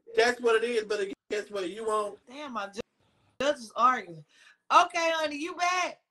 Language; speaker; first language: English; native; English